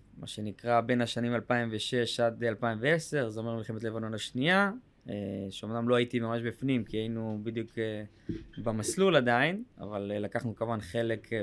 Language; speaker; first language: Hebrew; native; Hebrew